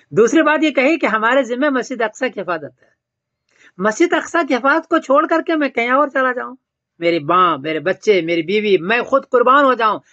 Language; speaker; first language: Urdu; native; Urdu